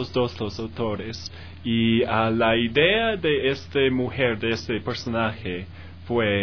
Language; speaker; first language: Spanish; non-native, learner; English